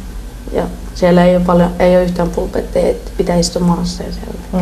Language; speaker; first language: Finnish; early bilingual, other home language; Persian